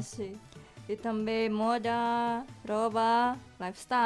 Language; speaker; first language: Catalan; non-native, learner; Indonesian